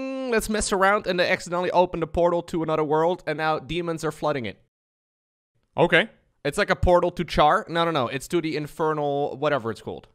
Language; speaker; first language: English; native; English